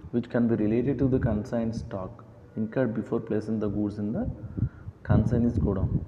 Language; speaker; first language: English; non-native, local second language; Telugu